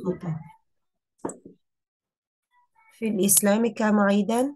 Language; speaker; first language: Arabic; non-native, fluent; Uzbek